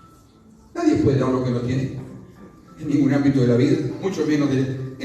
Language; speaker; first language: Spanish; native; Spanish